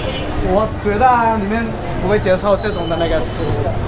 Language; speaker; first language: Chinese; non-native, learner; Bangla